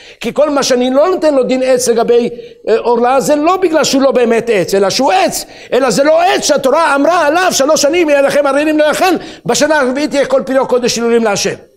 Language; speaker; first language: Hebrew; native; Hebrew